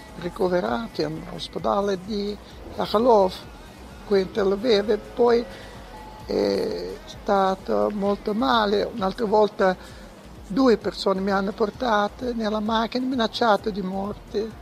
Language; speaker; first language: Italian; non-native, learner; Russian